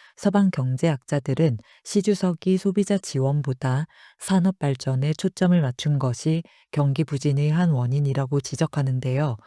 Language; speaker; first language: Korean; native; Korean